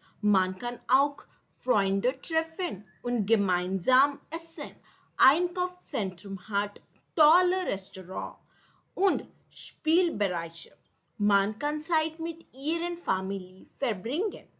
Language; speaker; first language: German; non-native, fluent; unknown